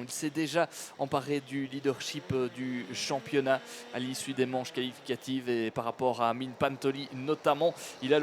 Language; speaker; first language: French; native; French